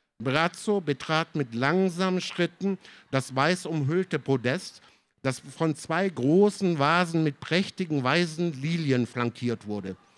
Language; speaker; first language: German; early bilingual, other home language; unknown